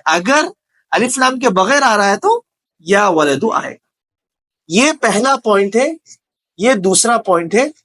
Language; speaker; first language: Urdu; native; Urdu